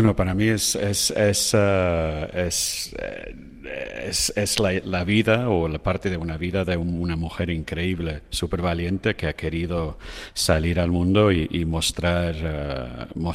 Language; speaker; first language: Spanish; non-native, fluent; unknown